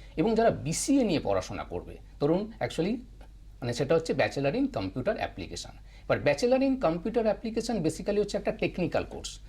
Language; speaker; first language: Bangla; native; Bangla